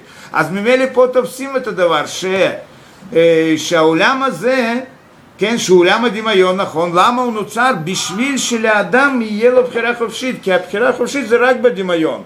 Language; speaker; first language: Hebrew; non-native, fluent; Russian